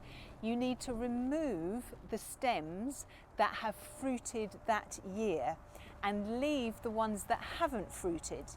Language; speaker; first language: English; native; English